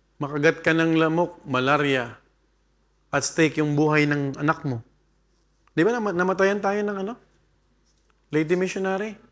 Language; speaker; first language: Filipino; native; Filipino